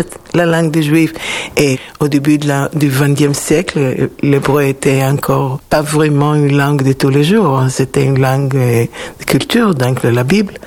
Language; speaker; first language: French; non-native, fluent; Hebrew